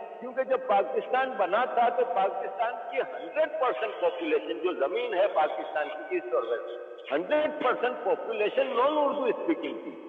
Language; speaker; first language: Urdu; non-native, local second language; Memoni